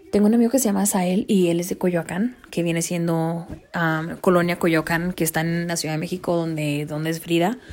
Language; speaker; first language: Spanish; early bilingual, heritage; Spanish